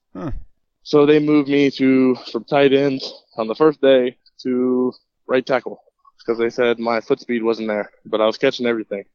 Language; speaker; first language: English; native; English